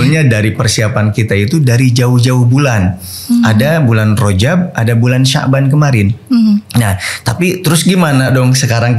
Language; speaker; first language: Indonesian; native; Indonesian